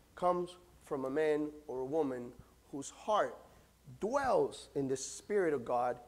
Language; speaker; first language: English; non-native, fluent; Spanish